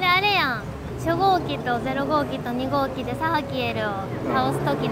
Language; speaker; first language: Japanese; native; Japanese